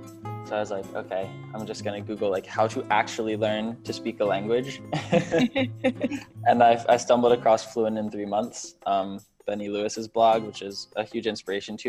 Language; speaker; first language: English; native; English